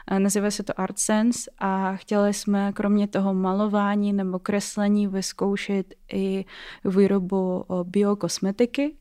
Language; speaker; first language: Czech; non-native, fluent; Russian